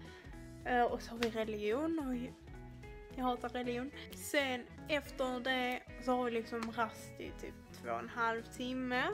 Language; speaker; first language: Swedish; native; Swedish